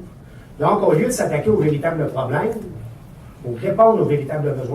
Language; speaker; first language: French; native; French